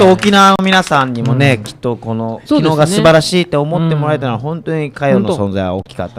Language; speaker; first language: Japanese; native; Japanese